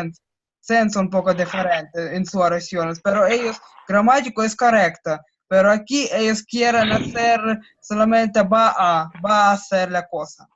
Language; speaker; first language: Spanish; non-native, learner; Russian